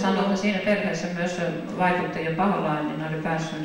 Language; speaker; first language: Finnish; non-native, fluent; Russian